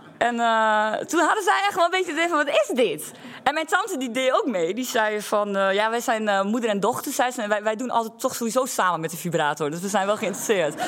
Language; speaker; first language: Dutch; native; Dutch